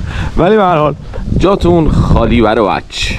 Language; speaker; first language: Persian; native; Persian